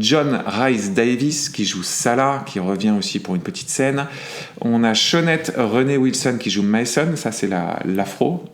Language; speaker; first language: French; native; French